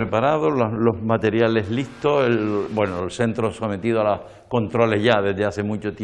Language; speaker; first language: Spanish; native; Spanish